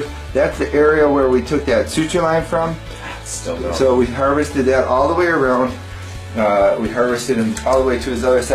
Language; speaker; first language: English; native; English